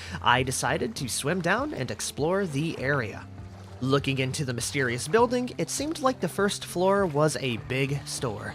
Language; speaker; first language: English; native; English